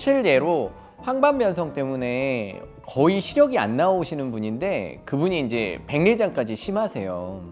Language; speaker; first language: Korean; native; Korean